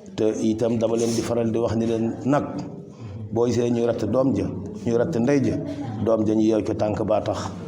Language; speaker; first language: Wolof; native; Wolof